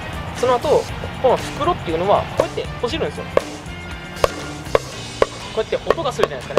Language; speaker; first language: Japanese; native; Japanese